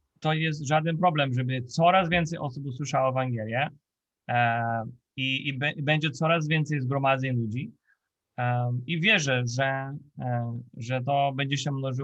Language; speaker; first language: Polish; non-native, fluent; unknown